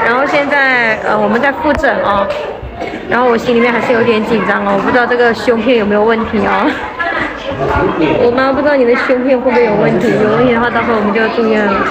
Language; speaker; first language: Chinese; native; Chinese